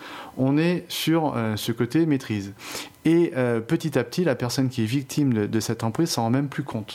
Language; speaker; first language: French; native; French